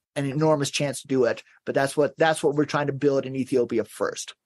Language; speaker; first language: English; native; English